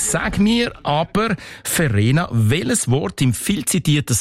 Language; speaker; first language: German; native; German